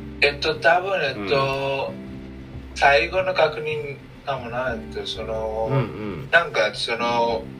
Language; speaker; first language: Japanese; non-native, learner; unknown